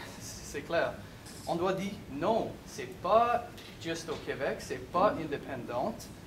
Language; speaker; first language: French; non-native, learner; English